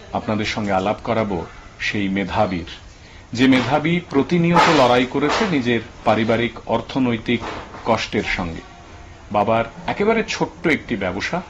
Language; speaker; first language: Bangla; native; Bangla